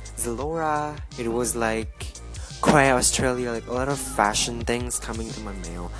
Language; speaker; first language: English; non-native, learner; Indonesian